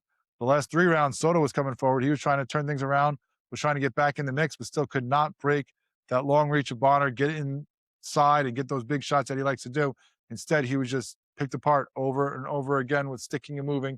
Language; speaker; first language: English; native; English